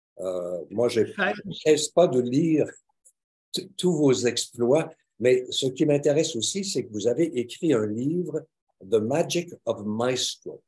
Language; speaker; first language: French; native; French